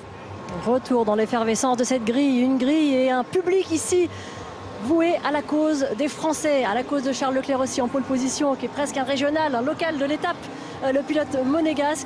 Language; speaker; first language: French; native; French